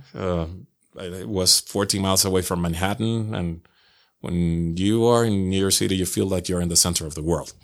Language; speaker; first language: English; non-native, fluent; Spanish